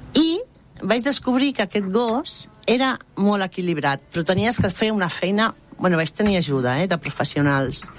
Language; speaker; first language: Catalan; non-native, local second language; Spanish